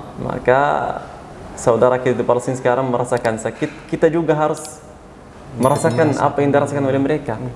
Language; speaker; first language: Indonesian; non-native, fluent; Arabic